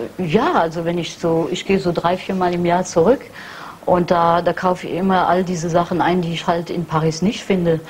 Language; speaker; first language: German; early bilingual, heritage; German